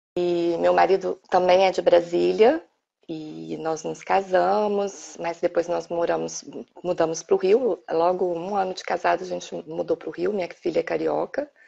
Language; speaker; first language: Portuguese; native; Portuguese